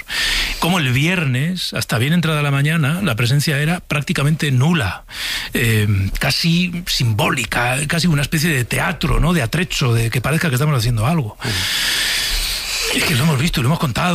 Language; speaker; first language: Spanish; native; Spanish